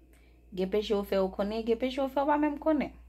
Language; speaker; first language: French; non-native, local second language; Haitian Creole